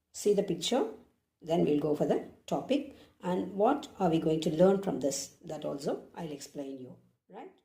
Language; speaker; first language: English; non-native, local second language; Tamil